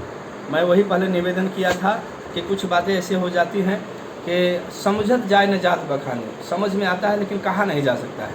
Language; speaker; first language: Hindi; native; Hindi